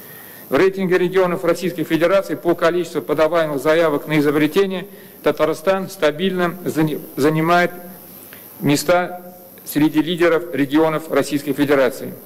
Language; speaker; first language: Russian; native; Russian